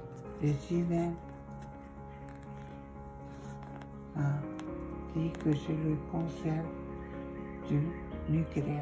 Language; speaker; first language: French; non-native, local second language; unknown